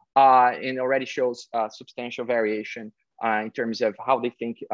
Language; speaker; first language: English; non-native, fluent; Portuguese